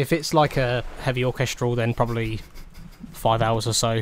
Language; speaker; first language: English; native; English